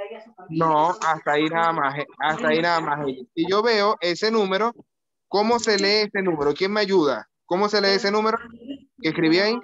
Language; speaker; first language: Spanish; native; Spanish